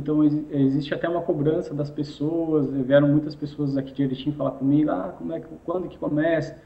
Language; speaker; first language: Portuguese; native; Portuguese